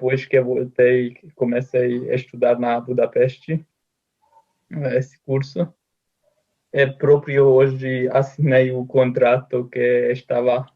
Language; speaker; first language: Portuguese; non-native, learner; Hungarian